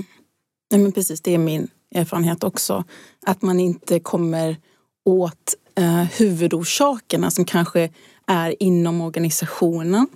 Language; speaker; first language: Swedish; native; Swedish